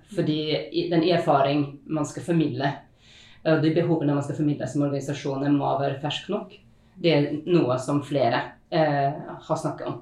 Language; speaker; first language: Norwegian; non-native, fluent; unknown